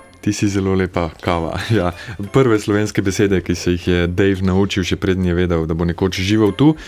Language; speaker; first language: Slovenian; native; Slovenian